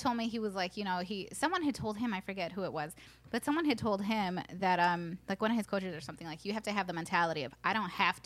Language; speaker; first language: English; early bilingual, other home language; Spanish